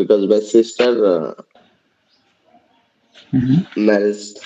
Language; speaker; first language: English; non-native, learner; Bangla